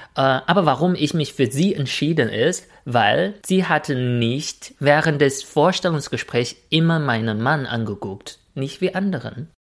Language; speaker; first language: German; non-native, fluent; Chinese